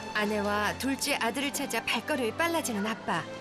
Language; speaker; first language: Korean; native; Korean